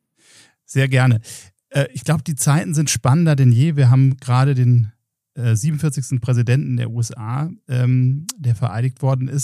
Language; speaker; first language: German; native; German